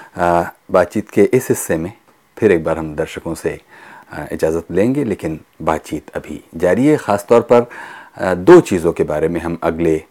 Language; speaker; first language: Hindi; native; Hindi